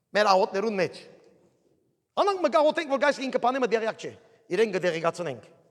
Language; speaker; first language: Armenian; early bilingual, heritage; Armenian